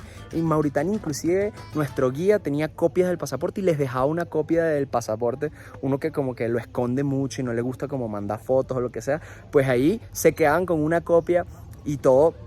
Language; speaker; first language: Spanish; native; Spanish